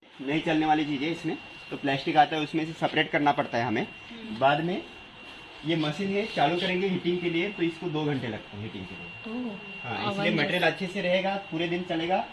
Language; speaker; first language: Hindi; non-native, local second language; Marathi